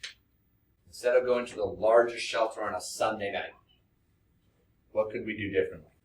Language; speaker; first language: English; native; English